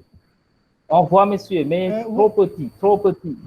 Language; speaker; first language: French; non-native, fluent; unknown